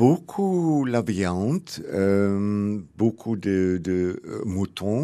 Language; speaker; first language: French; non-native, learner; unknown